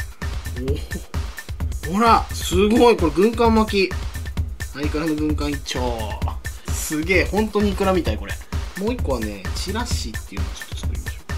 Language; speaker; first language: Japanese; native; Japanese